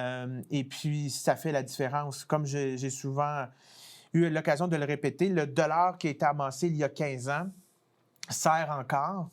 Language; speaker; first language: French; native; French